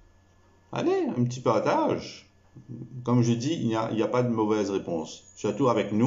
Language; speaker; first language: French; non-native, local second language; Morisyen